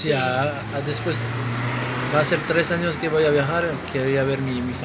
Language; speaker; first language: Spanish; non-native, fluent; French